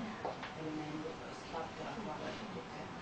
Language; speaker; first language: Finnish; native; Finnish